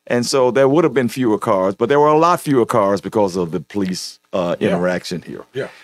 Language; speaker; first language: English; native; English